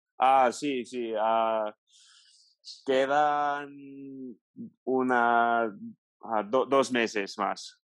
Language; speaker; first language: Spanish; non-native, learner; English